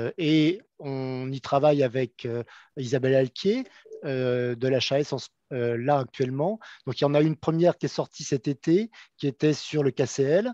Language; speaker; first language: French; native; French